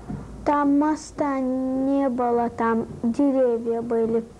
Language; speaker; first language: Russian; non-native, local second language; Chechen